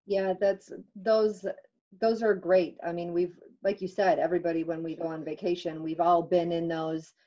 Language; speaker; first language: English; native; English